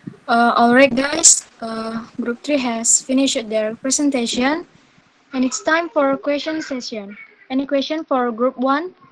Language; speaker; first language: English; non-native, learner; Indonesian